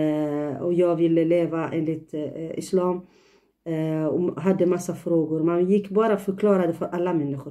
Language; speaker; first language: Swedish; non-native, fluent; Tigrinya